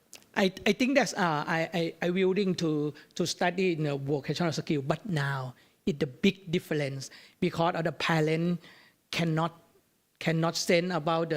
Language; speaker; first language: English; non-native, learner; Thai